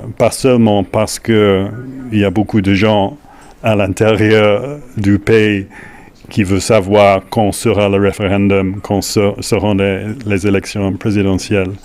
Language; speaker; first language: French; non-native, fluent; English